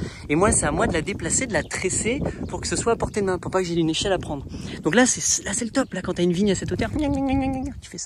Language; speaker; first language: French; native; French